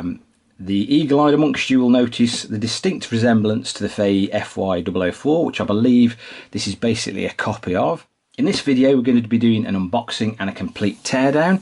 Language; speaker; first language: English; native; English